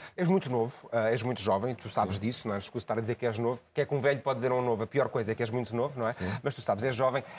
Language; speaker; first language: Portuguese; native; Portuguese